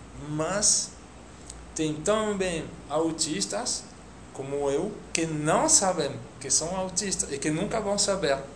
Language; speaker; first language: Portuguese; non-native, fluent; French